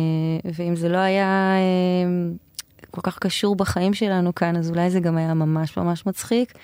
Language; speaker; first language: Hebrew; native; Hebrew